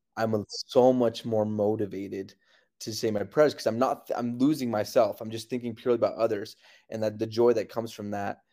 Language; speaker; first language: English; native; English